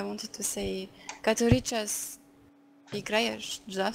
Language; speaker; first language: Russian; non-native, learner; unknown